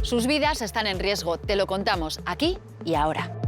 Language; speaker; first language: Spanish; native; Spanish